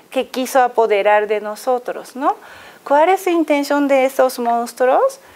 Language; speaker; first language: Spanish; non-native, fluent; Japanese